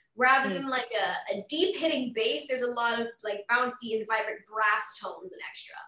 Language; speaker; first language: English; native; English